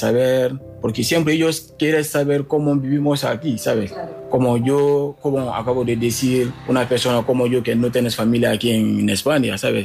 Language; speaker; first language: Spanish; non-native, learner; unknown